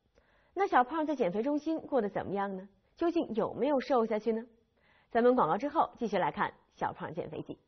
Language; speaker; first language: Chinese; native; Chinese